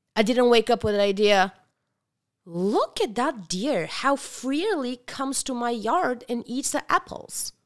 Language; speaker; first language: English; non-native, fluent; Bulgarian